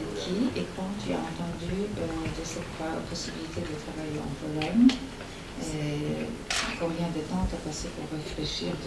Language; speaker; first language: French; non-native, fluent; Polish